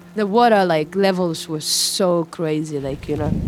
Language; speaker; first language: English; non-native, fluent; Somali